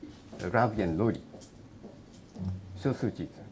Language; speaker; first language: Russian; non-native, learner; Japanese